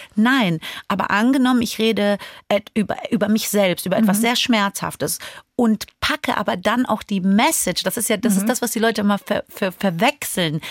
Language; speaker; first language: German; early bilingual, other home language; Persian